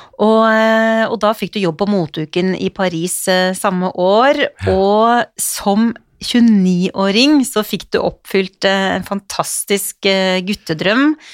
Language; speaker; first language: Norwegian; native; Norwegian